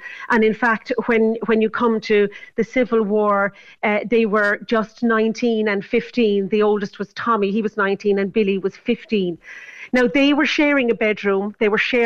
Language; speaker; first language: English; native; English